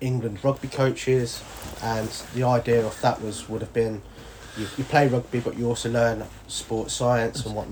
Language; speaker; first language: English; native; English